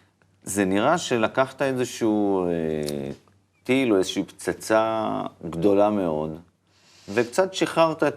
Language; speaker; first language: Hebrew; native; Hebrew